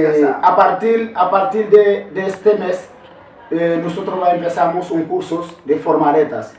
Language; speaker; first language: Spanish; non-native, learner; Haitian Creole